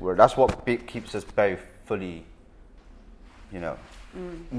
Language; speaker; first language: English; native; English